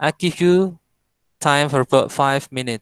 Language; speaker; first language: English; non-native, fluent; Indonesian